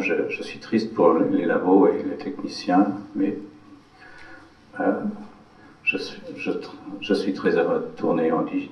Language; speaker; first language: French; non-native, fluent; English